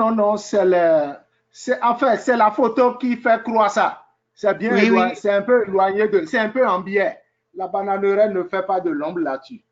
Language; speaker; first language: French; native; French